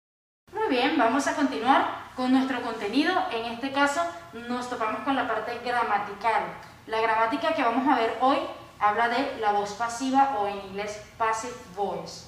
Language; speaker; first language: Spanish; native; Spanish